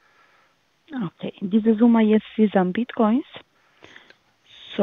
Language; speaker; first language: German; non-native, learner; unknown